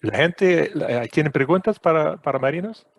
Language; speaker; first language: Spanish; non-native, fluent; English